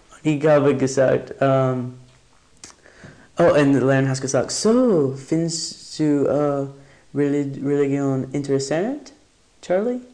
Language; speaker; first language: German; non-native, learner; English